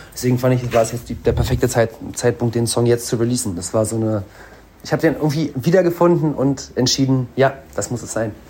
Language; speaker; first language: German; early bilingual, other home language; Russian